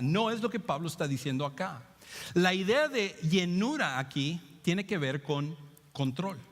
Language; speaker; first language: Spanish; native; Spanish